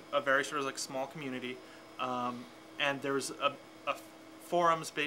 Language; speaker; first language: English; native; English